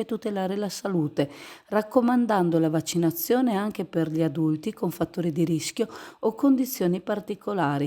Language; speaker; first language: Italian; native; Italian